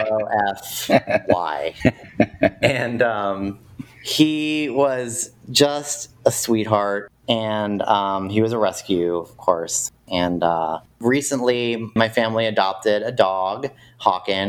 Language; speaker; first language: English; native; English